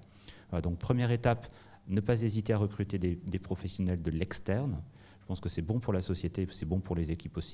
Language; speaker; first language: French; native; French